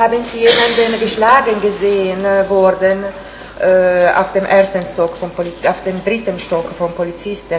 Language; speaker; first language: German; non-native, fluent; Italian